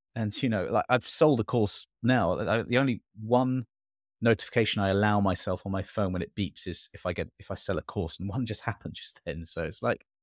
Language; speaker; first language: English; native; English